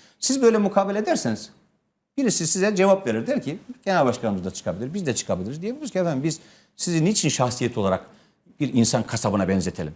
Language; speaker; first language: Turkish; native; Turkish